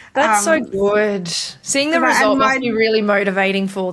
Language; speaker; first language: English; native; English